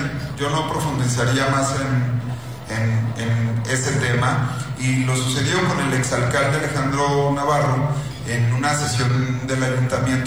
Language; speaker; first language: Spanish; native; Spanish